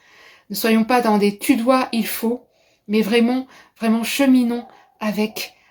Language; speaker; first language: French; native; French